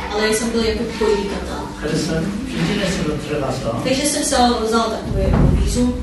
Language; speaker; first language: Czech; non-native, fluent; Korean